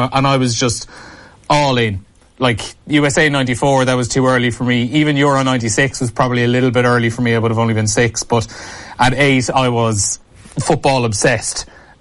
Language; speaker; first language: English; native; English